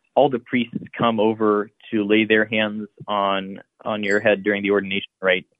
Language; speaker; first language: English; native; English